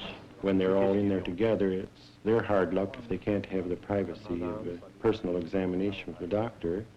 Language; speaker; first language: English; native; English